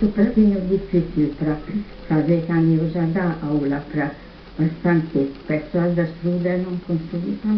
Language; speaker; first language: Portuguese; non-native, learner; German